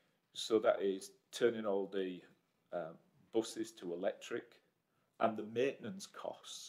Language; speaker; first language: English; native; English